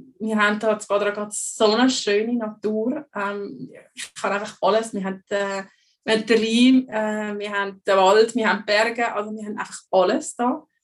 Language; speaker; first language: German; native; German